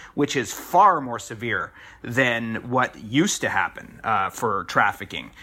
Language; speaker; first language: English; native; English